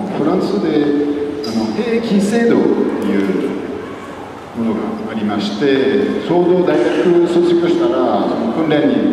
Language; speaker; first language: Japanese; non-native, fluent; French